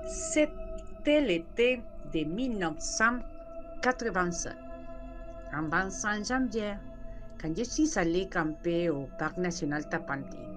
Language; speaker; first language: French; non-native, learner; Spanish